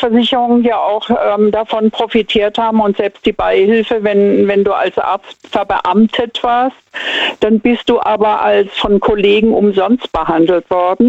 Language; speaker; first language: German; native; German